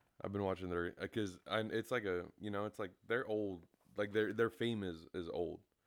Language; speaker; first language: English; early bilingual, other home language; Spanish